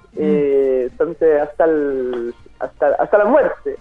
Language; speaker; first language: Spanish; non-native, fluent; French